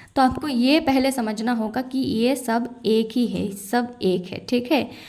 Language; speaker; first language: Hindi; non-native, local second language; Bangla